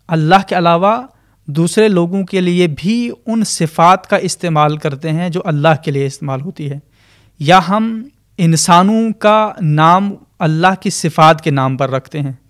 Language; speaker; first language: Urdu; native; Urdu